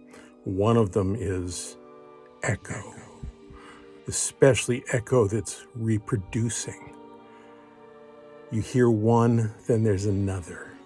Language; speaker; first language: English; native; English